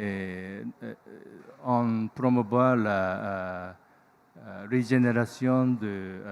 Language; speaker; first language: French; non-native, learner; Japanese